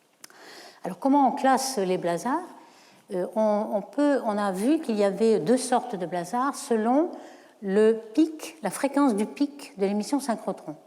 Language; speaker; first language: French; native; French